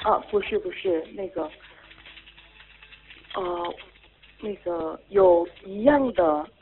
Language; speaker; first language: Chinese; non-native, fluent; Korean